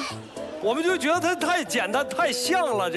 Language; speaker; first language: Chinese; native; Chinese